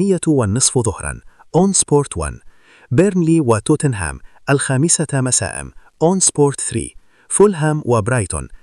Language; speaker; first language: Arabic; native; Arabic